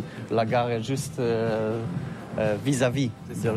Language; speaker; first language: French; non-native, learner; Polish